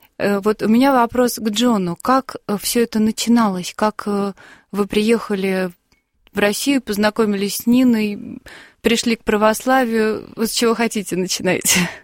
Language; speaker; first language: Russian; native; Russian